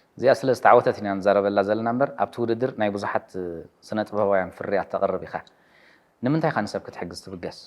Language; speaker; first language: Tigrinya; native; Tigrinya